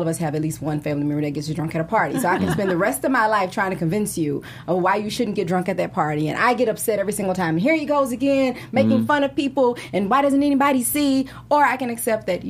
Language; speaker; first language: English; native; English